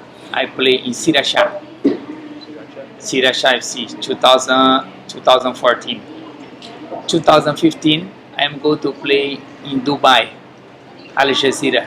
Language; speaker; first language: English; non-native, learner; Portuguese